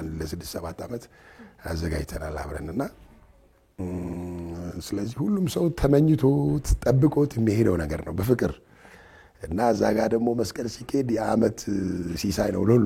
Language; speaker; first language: Amharic; non-native, local second language; Tigrinya